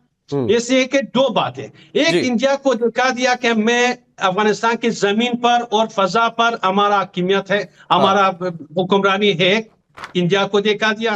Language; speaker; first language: Hindi; non-native, fluent; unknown